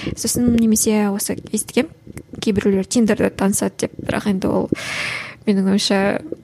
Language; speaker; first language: Kazakh; native; Kazakh